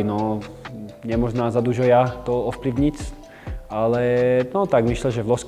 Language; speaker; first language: Polish; non-native, learner; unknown